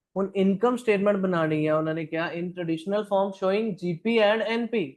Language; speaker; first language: Hindi; non-native, local second language; Punjabi